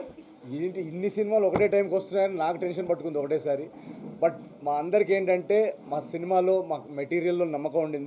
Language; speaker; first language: Telugu; native; Telugu